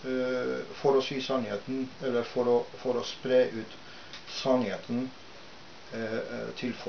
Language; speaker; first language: Norwegian; non-native, fluent; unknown